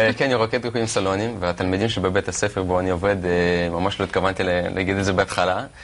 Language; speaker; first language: Hebrew; non-native, fluent; Russian